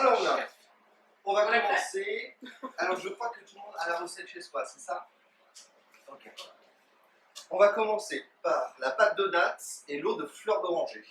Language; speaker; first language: French; native; French